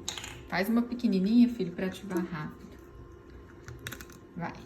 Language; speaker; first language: Portuguese; native; Portuguese